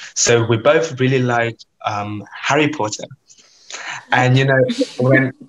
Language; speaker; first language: English; non-native, fluent; Vietnamese